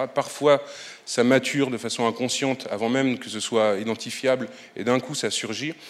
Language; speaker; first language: French; native; French